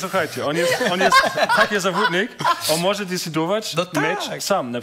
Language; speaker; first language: Polish; non-native, learner; German